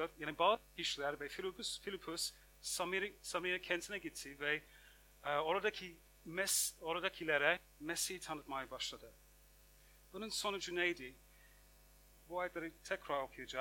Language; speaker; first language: Turkish; non-native, fluent; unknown